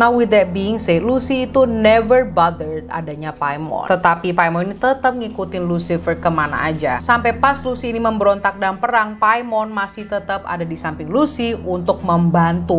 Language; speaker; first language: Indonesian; native; Indonesian